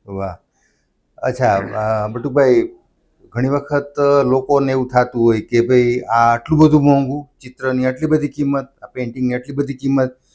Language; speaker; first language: Gujarati; native; Gujarati